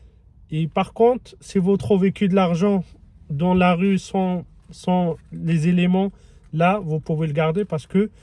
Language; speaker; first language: French; non-native, fluent; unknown